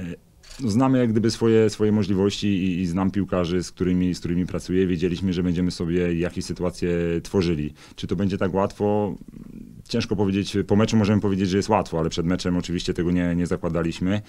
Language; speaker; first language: Polish; native; Polish